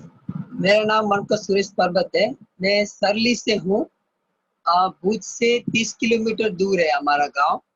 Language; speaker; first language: Hindi; non-native, local second language; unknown